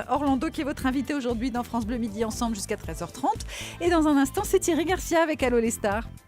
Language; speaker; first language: French; native; French